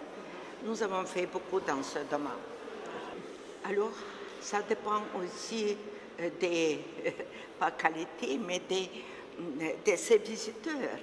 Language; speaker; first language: French; non-native, fluent; Russian